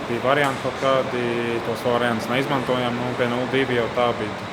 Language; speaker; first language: Latvian; native; Latvian